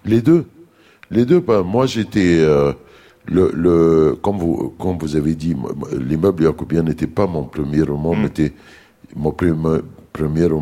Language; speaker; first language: French; non-native, fluent; Arabic